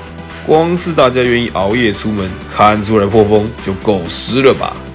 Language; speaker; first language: Chinese; native; Chinese